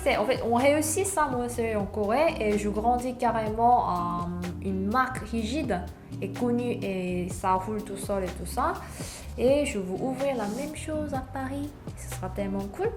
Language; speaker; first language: French; non-native, learner; Korean